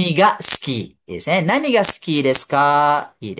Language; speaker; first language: Japanese; non-native, fluent; Malay